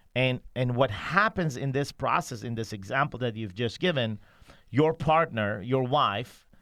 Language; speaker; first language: English; non-native, fluent; Persian